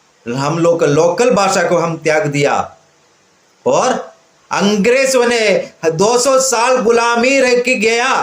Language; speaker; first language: Hindi; non-native, local second language; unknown